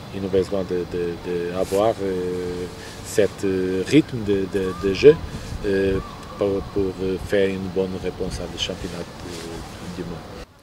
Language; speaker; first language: French; non-native, fluent; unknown